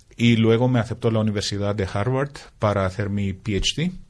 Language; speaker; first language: Spanish; non-native, fluent; Greek